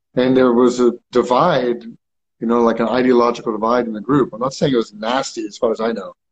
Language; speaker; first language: English; early bilingual, other home language; Greek